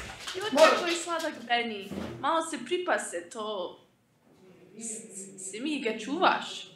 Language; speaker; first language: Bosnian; early bilingual, heritage; English